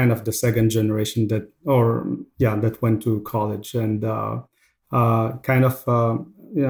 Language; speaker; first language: English; non-native, fluent; Arabic